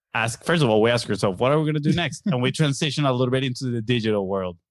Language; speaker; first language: English; non-native, fluent; Spanish